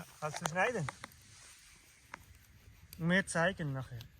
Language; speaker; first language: German; native; German